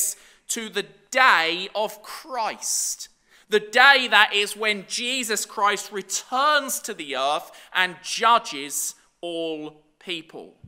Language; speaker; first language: English; native; English